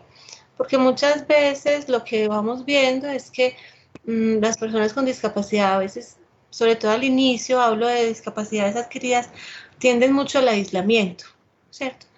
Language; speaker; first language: Spanish; native; Spanish